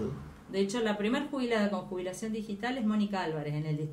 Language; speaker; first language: Spanish; native; Spanish